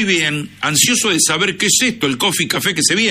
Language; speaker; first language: Spanish; native; Spanish